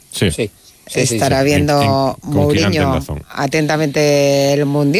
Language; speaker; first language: Spanish; native; Spanish